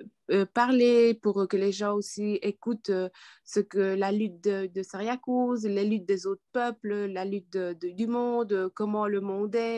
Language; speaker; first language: French; non-native, fluent; Quechua